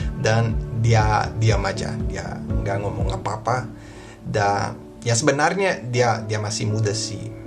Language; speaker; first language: Indonesian; non-native, fluent; Portuguese